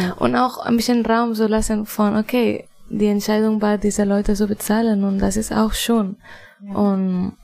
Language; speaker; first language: German; non-native, fluent; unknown